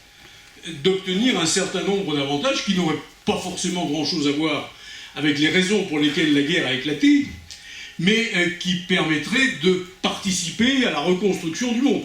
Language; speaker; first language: French; native; French